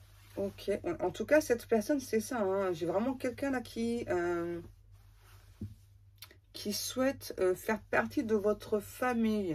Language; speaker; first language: French; native; French